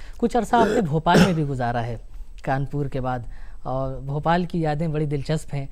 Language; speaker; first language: Urdu; native; Urdu